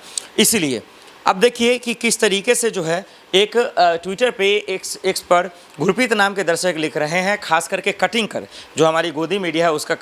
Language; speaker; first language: Hindi; native; Hindi